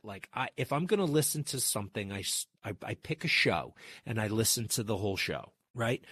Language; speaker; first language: English; native; English